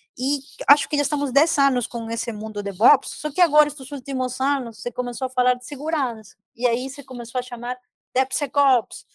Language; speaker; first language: Portuguese; non-native, fluent; Spanish